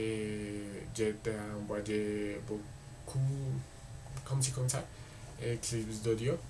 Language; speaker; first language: French; non-native, learner; Spanish